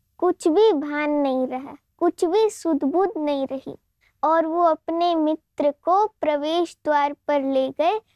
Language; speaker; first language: Hindi; non-native, local second language; Gujarati